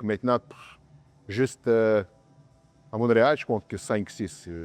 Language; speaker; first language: French; non-native, learner; Russian